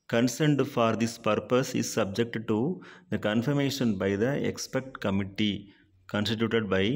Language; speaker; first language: English; non-native, local second language; Tamil